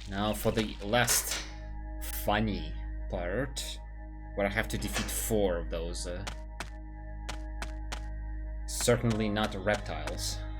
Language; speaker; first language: English; non-native, fluent; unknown